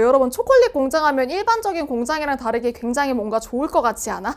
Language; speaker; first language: Korean; native; Korean